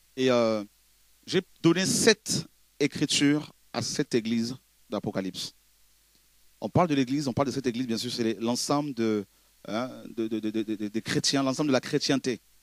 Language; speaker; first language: French; non-native, local second language; Lingala